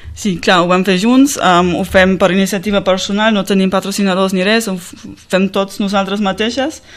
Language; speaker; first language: Catalan; non-native, fluent; German